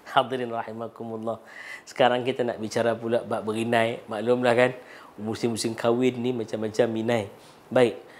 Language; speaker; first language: Malay; native; Malay